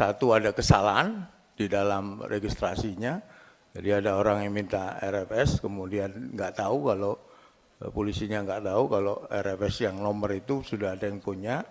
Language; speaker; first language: Indonesian; native; Indonesian